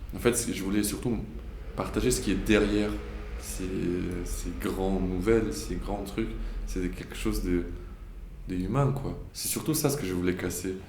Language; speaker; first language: French; non-native, fluent; Russian